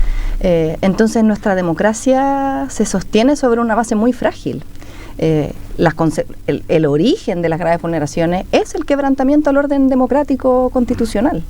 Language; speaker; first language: Spanish; native; Spanish